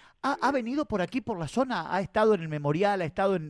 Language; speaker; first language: Spanish; native; Spanish